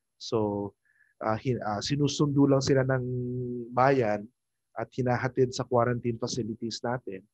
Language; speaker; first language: Filipino; non-native, local second language; Hiligaynon